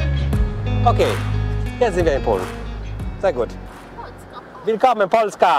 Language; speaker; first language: German; non-native, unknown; Polish